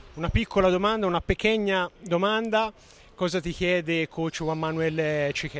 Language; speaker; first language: Italian; native; Italian